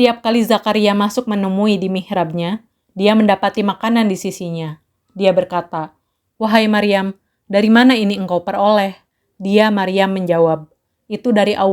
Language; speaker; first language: Indonesian; native; Indonesian